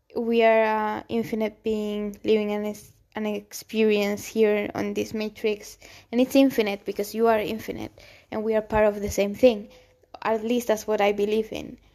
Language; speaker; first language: English; non-native, fluent; Spanish